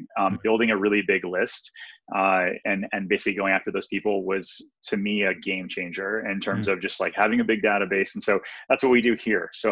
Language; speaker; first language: English; native; English